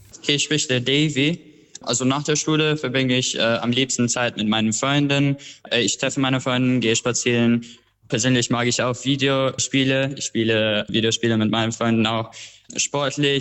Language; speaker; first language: German; non-native, fluent; Albanian